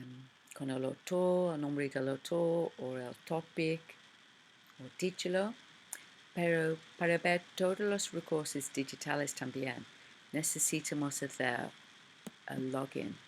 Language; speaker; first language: Spanish; non-native, learner; English